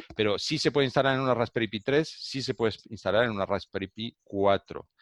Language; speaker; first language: Spanish; native; Spanish